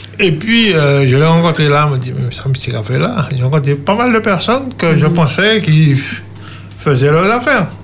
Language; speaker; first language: French; native; French